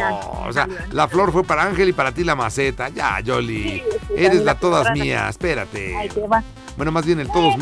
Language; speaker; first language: Spanish; native; Spanish